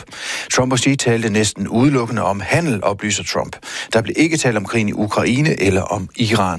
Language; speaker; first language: Danish; native; Danish